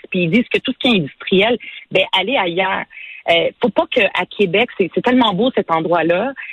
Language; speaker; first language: French; early bilingual, other home language; Arabic